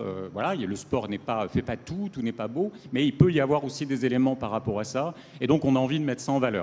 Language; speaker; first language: French; native; French